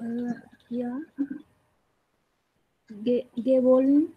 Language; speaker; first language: German; non-native, learner; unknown